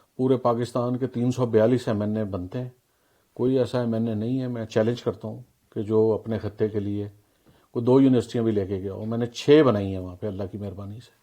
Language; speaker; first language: Urdu; native; Urdu